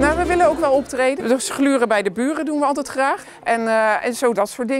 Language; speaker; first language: Dutch; native; Dutch